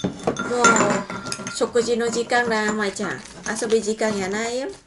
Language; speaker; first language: Japanese; non-native, learner; Vietnamese